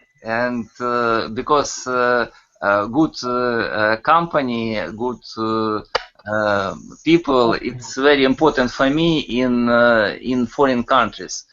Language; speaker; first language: English; non-native, learner; Russian